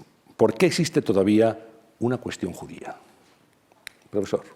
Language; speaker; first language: Spanish; native; Spanish